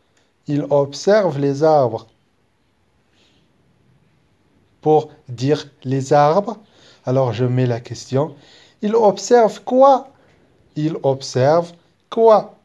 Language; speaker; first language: French; non-native, local second language; Arabic